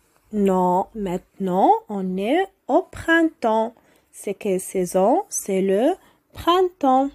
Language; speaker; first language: French; non-native, local second language; Arabic